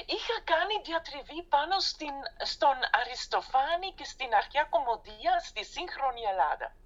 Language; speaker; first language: Greek; non-native, fluent; Dutch